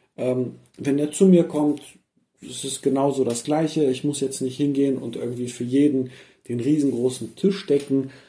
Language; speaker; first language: German; early bilingual, other home language; Persian